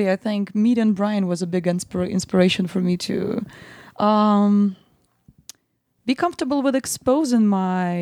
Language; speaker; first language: English; non-native, fluent; Russian